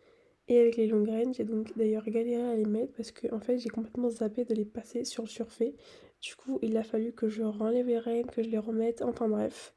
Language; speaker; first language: French; native; French